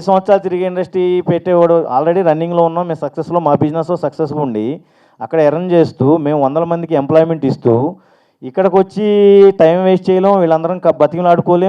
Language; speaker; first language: Telugu; native; Telugu